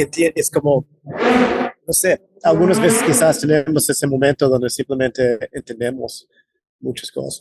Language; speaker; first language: Spanish; non-native, fluent; English